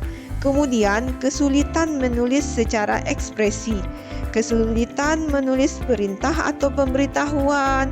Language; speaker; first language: Indonesian; native; Indonesian